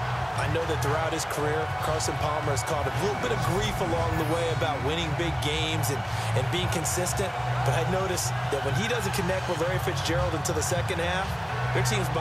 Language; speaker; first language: English; native; English